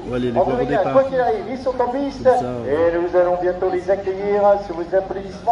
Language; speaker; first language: French; native; French